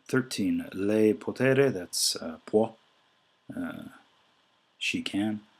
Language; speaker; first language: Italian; non-native, fluent; English